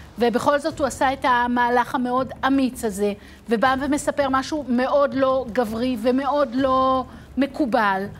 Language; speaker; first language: Hebrew; native; Hebrew